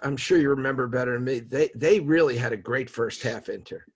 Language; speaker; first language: English; native; English